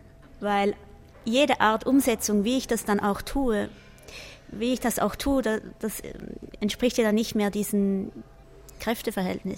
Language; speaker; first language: German; native; German